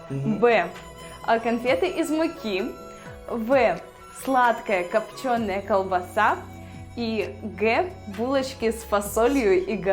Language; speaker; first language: Russian; native; Russian